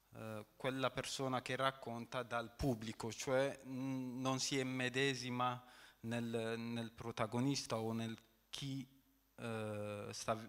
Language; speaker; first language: Italian; non-native, fluent; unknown